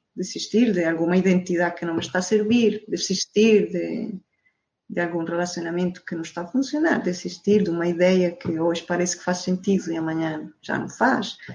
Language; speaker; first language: Portuguese; non-native, fluent; Spanish